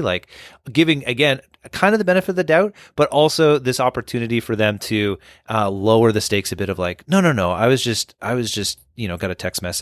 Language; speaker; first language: English; native; English